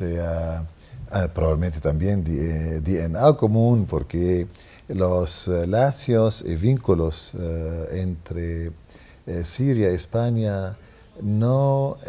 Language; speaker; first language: Spanish; non-native, fluent; Arabic